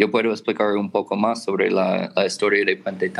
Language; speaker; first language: Spanish; non-native, fluent; English